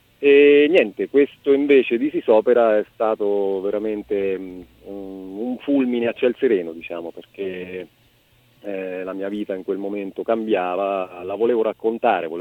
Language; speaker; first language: Italian; native; Italian